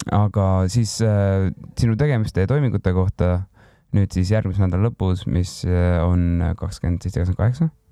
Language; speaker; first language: Estonian; native; Estonian